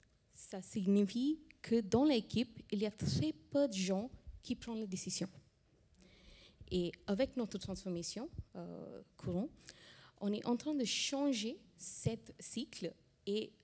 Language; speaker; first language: French; non-native, fluent; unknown